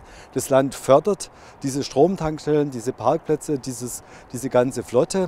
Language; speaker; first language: German; native; German